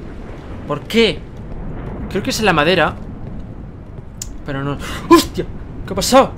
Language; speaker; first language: Spanish; native; Spanish